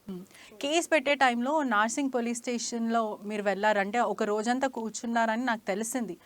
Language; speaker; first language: Telugu; native; Telugu